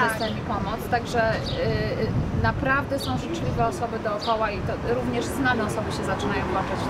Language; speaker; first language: Polish; native; Polish